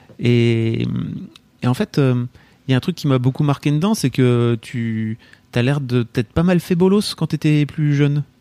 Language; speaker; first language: French; native; French